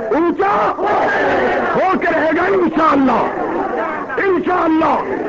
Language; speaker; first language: Urdu; non-native, local second language; Punjabi